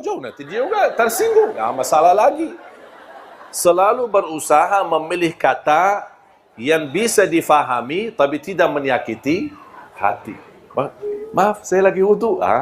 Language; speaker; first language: Malay; non-native, fluent; Arabic